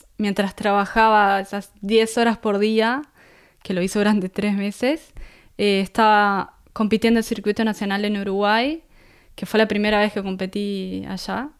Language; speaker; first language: Spanish; native; Spanish